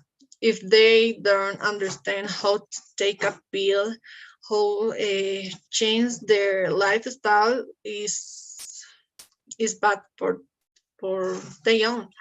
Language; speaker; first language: English; non-native, learner; Spanish